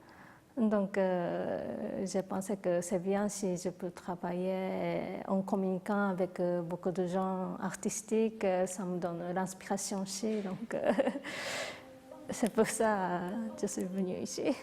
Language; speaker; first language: French; non-native, fluent; Japanese